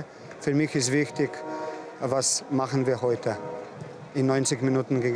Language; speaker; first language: German; non-native, fluent; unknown